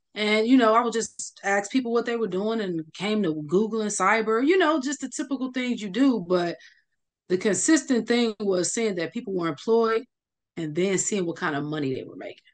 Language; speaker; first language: English; native; English